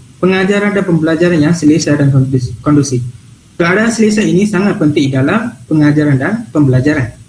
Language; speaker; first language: Malay; non-native, local second language; Tamil